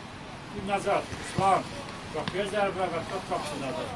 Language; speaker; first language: Russian; non-native, learner; Tajik